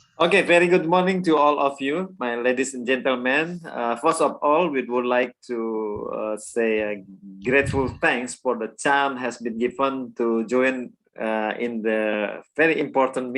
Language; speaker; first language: English; non-native, learner; Indonesian